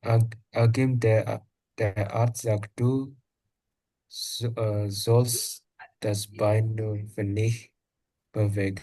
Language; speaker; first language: German; non-native, learner; Indonesian